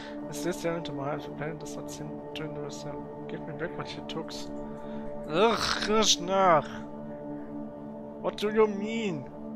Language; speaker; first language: English; non-native, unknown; German